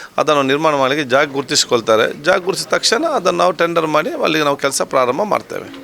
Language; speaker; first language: Kannada; native; Kannada